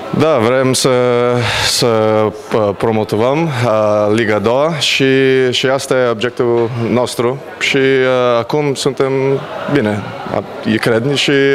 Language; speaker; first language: Romanian; non-native, learner; Bulgarian